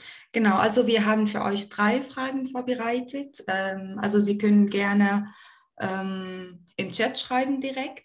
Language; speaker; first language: German; non-native, fluent; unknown